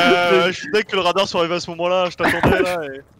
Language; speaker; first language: French; native; French